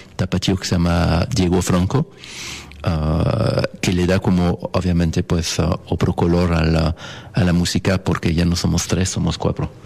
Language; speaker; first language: Spanish; non-native, fluent; French